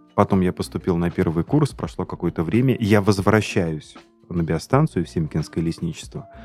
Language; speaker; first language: Russian; native; Russian